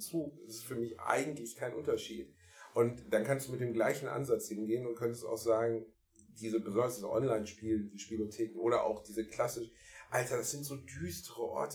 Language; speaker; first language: German; native; German